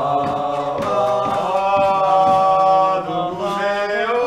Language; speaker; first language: Korean; native; Korean